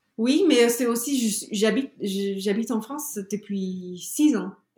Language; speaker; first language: French; non-native, learner; English